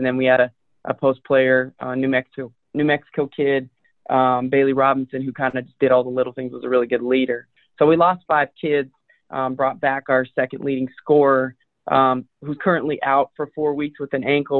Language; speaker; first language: English; native; English